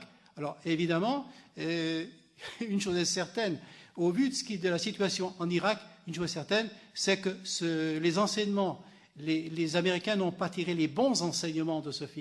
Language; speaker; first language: French; native; French